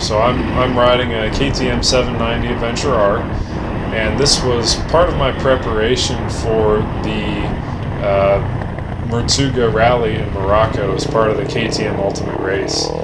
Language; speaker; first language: English; native; English